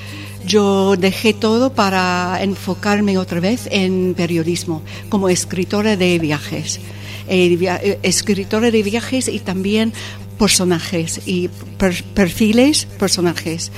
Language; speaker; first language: Spanish; non-native, fluent; English